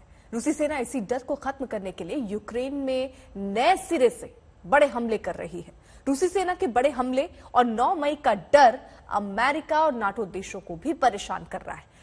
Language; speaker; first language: Hindi; native; Hindi